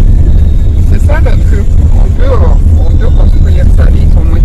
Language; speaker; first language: French; non-native, learner; Russian